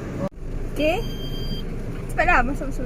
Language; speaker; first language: Malay; native; Malay